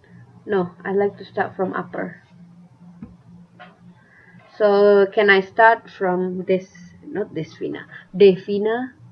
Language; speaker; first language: English; non-native, fluent; Indonesian